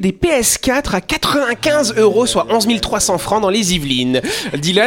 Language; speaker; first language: French; native; French